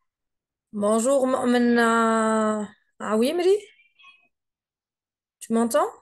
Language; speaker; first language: French; non-native, fluent; Arabic